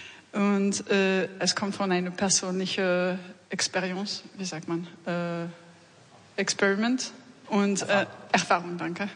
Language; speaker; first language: German; non-native, learner; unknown